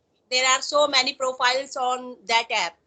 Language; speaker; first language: English; non-native, local second language; Hindi